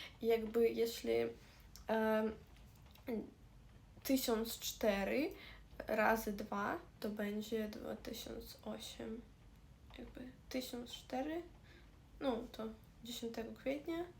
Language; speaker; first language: Polish; non-native, fluent; Russian